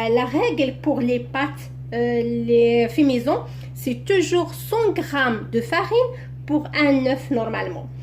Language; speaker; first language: French; non-native, local second language; Arabic